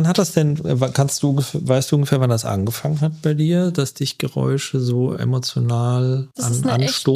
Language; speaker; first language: German; native; German